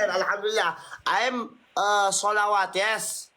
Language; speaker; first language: English; non-native, learner; Sundanese